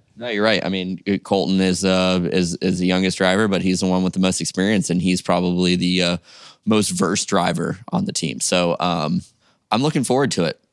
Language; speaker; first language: English; native; English